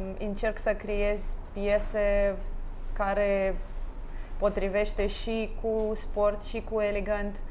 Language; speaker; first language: Romanian; non-native, learner; Russian